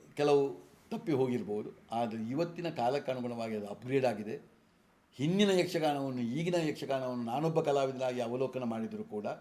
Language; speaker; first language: Kannada; non-native, local second language; Tulu